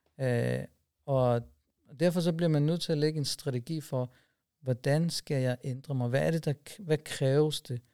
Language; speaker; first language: Danish; early bilingual, other home language; Urdu